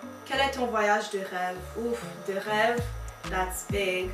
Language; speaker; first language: French; native; French